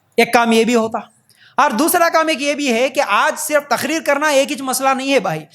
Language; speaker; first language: Urdu; native; Urdu